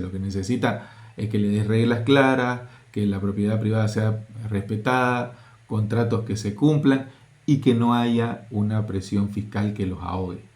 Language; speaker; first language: Spanish; native; Spanish